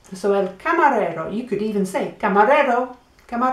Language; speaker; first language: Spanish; non-native, fluent; English